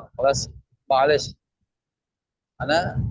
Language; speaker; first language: Arabic; non-native, learner; Indonesian